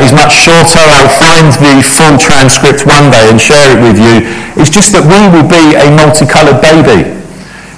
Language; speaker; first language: English; native; English